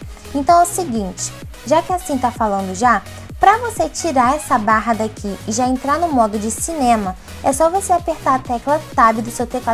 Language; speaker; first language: Portuguese; native; Portuguese